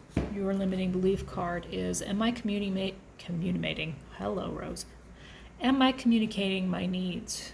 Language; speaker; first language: English; native; English